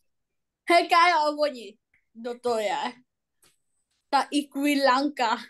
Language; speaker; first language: Czech; non-native, learner; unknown